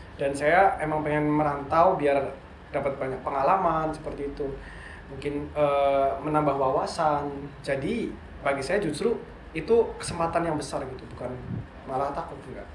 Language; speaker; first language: Indonesian; native; Indonesian